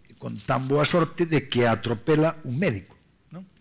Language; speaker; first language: Galician; native; Galician